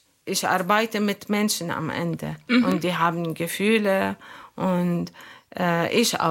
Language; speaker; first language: German; non-native, learner; Arabic